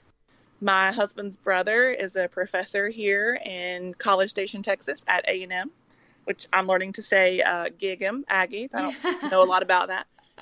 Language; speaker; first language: English; native; English